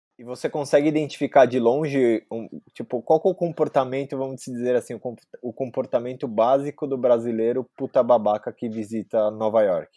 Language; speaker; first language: Portuguese; native; Portuguese